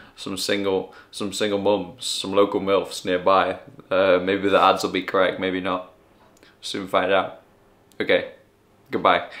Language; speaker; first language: English; native; English